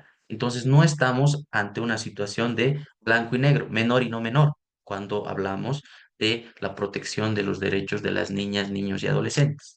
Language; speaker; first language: Spanish; native; Spanish